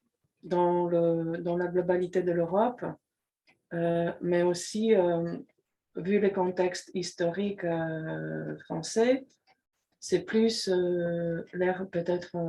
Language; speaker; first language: French; non-native, fluent; Polish